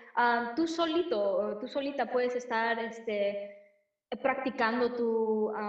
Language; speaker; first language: Spanish; early bilingual, heritage; Spanish